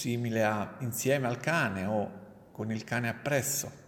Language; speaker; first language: Italian; native; Italian